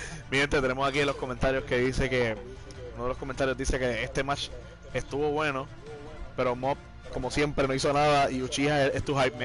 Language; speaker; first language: Spanish; early bilingual, heritage; Spanish